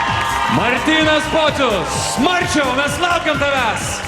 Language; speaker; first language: Lithuanian; native; Lithuanian